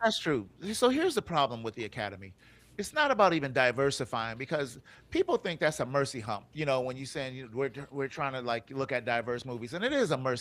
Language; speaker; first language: English; native; English